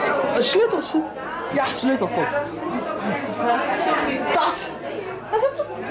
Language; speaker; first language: Dutch; native; Dutch